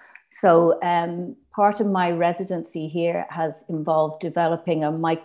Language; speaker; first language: English; native; English